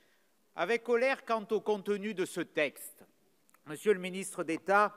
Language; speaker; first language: French; native; French